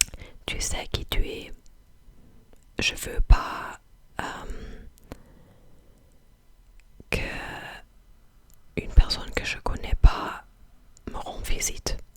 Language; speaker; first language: French; non-native, fluent; English